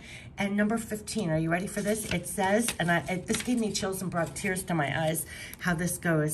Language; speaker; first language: English; native; English